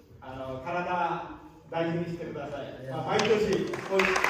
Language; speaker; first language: Japanese; non-native, fluent; Bangla